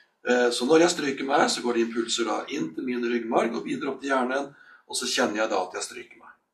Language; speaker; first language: Norwegian; native; Norwegian